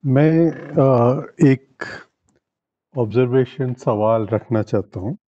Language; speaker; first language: Hindi; non-native, local second language; Tamil